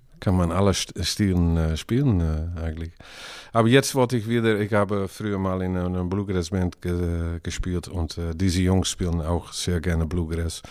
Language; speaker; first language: German; non-native, learner; Dutch